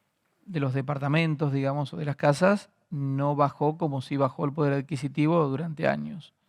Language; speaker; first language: Spanish; native; Spanish